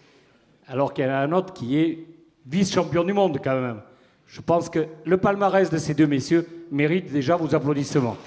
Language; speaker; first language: French; native; French